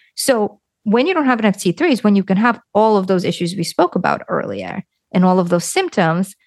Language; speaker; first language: English; early bilingual, other home language; Lithuanian